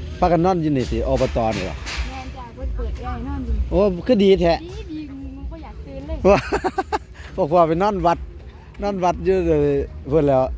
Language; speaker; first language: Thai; non-native, local second language; Northeastern Thai